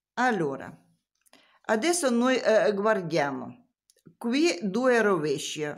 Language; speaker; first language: Italian; non-native, learner; Russian